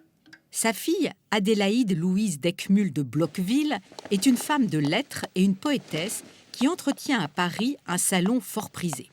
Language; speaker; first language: French; native; French